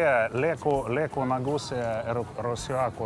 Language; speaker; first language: Basque; non-native, learner; Russian